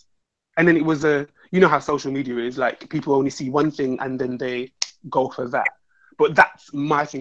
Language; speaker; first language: English; native; English